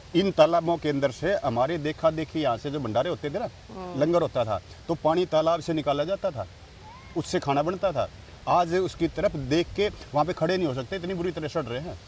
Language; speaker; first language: Hindi; native; Hindi